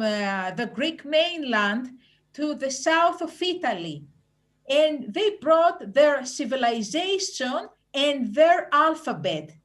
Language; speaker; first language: English; non-native, fluent; Greek